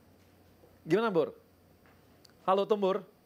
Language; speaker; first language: Indonesian; native; Indonesian